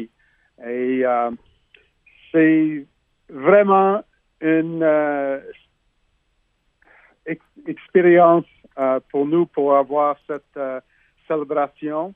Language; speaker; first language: French; non-native, learner; English